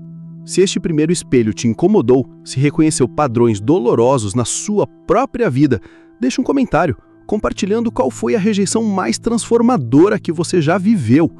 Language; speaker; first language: Portuguese; native; Portuguese